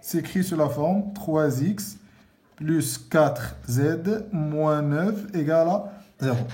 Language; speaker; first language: French; non-native, local second language; Arabic